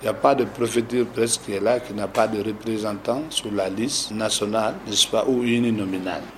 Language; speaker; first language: French; non-native, local second language; Susu